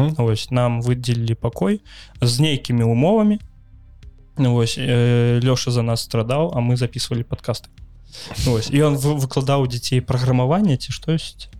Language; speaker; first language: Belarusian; native; Belarusian